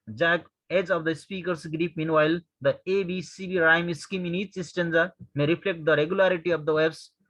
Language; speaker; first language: English; non-native, local second language; Nepali